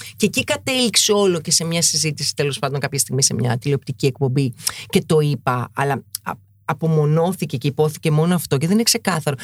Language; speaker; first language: Greek; native; Greek